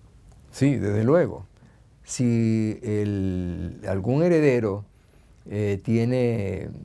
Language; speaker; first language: Spanish; native; Spanish